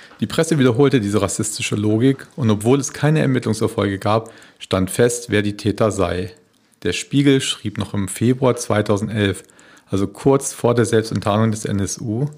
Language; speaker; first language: German; native; German